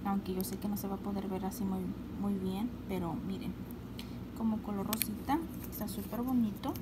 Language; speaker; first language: Spanish; early bilingual, heritage; Spanish